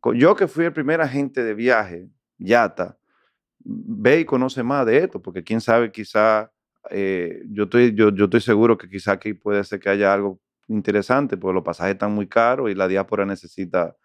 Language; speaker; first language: Spanish; native; Spanish